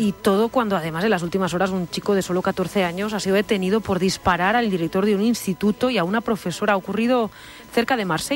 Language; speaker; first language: Spanish; native; Spanish